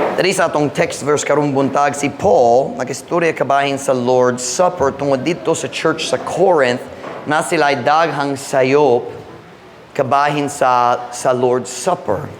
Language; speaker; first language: Cebuano; non-native, fluent; English